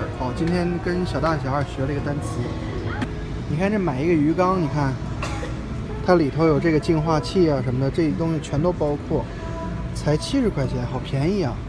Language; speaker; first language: Chinese; native; Chinese